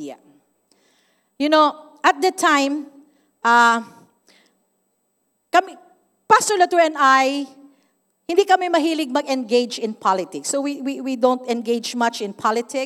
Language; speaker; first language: English; non-native, local second language; Cebuano